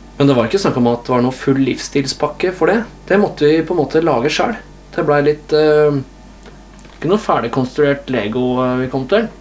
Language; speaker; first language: Norwegian; native; Norwegian